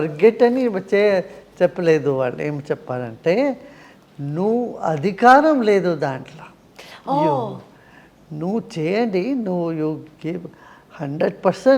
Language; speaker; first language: Telugu; non-native, local second language; Tamil